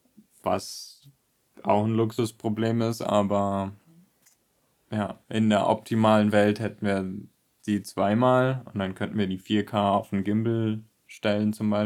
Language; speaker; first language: German; native; German